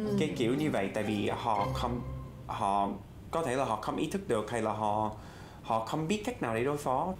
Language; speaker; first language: Vietnamese; non-native, fluent; English